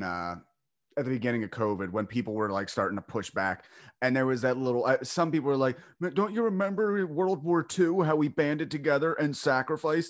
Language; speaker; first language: English; native; English